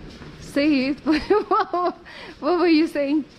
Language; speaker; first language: English; non-native, local second language; Urdu